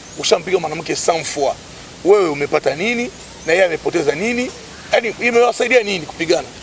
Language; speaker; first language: Swahili; non-native, local second language; Lingala